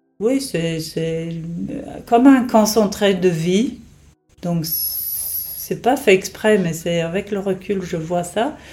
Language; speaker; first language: French; non-native, fluent; English